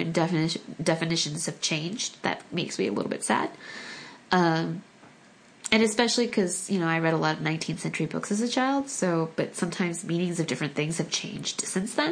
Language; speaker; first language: English; early bilingual, other home language; Korean